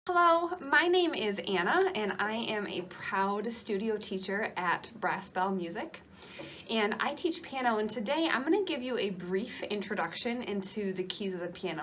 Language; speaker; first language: English; native; English